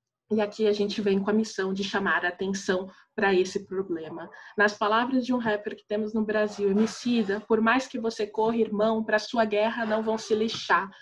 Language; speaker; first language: Portuguese; native; Portuguese